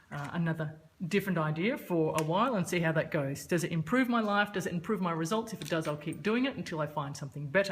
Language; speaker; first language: English; native; English